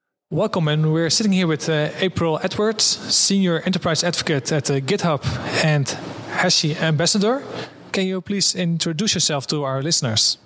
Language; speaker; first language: English; non-native, fluent; Dutch